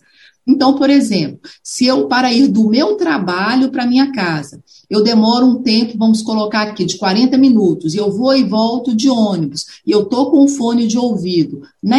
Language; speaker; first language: Portuguese; native; Portuguese